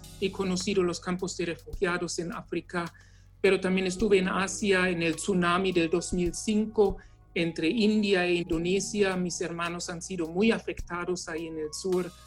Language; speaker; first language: Spanish; non-native, fluent; German